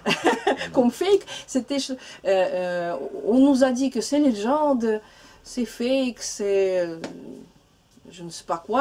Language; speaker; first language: French; non-native, learner; Russian